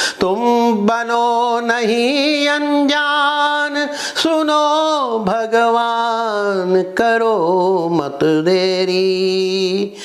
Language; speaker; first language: Hindi; native; Hindi